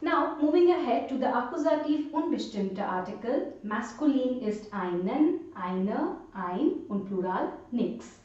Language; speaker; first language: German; non-native, fluent; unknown